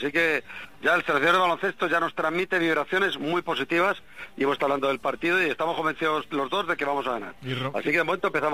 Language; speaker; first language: Spanish; native; Spanish